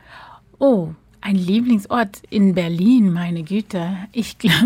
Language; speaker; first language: German; non-native, fluent; English